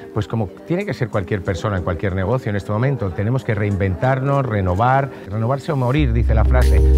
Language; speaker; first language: Spanish; native; Spanish